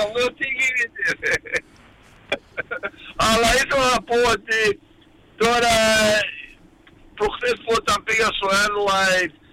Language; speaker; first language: Greek; early bilingual, heritage; Greek